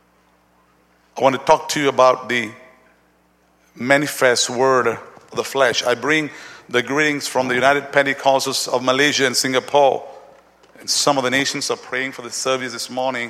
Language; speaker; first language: English; non-native, local second language; Tamil